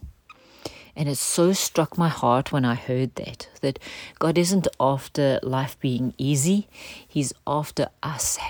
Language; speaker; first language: English; native; English